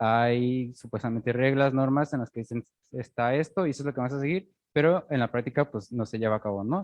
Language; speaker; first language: Spanish; native; Spanish